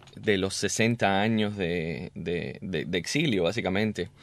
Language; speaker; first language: Spanish; early bilingual, heritage; Spanish